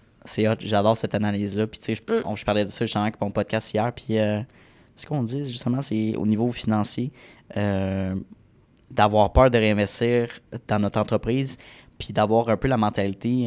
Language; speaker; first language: French; native; French